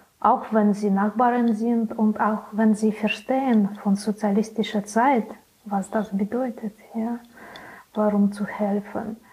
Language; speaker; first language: German; non-native, learner; Belarusian